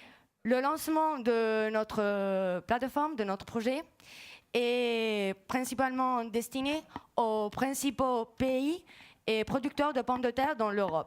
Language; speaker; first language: French; non-native, fluent; Spanish